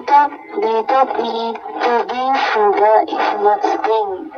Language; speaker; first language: English; non-native, learner; Indonesian